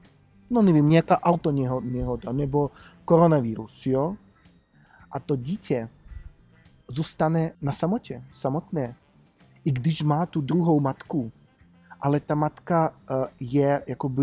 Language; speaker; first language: Czech; non-native, fluent; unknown